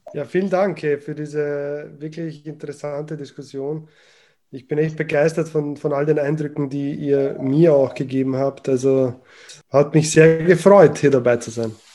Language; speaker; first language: German; early bilingual, other home language; Croatian